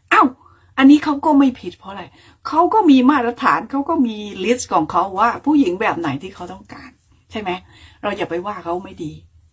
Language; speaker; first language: Thai; native; Thai